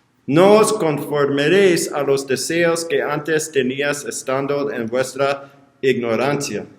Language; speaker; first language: Spanish; non-native, learner; English